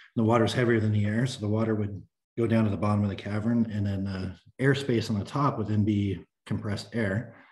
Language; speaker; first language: English; native; English